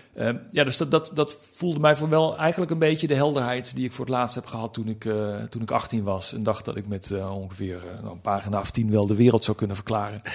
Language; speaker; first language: Dutch; native; Dutch